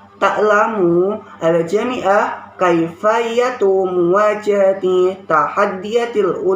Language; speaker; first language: Arabic; non-native, learner; Indonesian